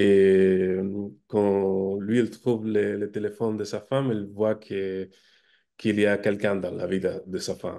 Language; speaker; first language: French; non-native, fluent; Spanish